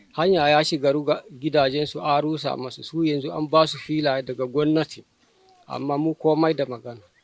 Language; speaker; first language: Hausa; non-native, local second language; Fula